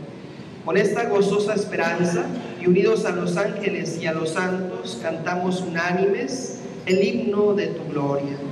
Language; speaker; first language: Spanish; native; Spanish